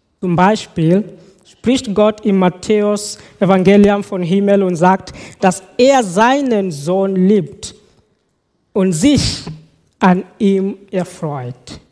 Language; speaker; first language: German; non-native, fluent; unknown